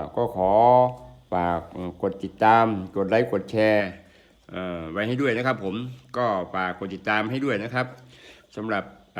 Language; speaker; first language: Thai; non-native, local second language; Northeastern Thai